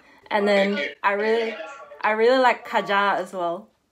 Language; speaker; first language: English; native; English